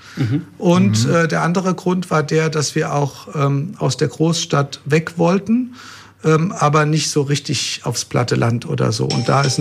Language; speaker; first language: German; native; German